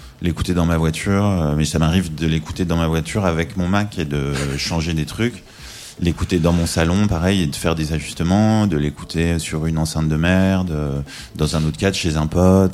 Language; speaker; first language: French; native; French